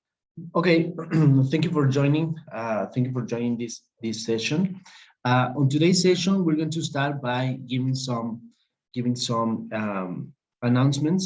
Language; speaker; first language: English; non-native, fluent; Spanish